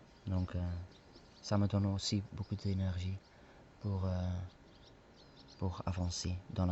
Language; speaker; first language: French; non-native, fluent; Spanish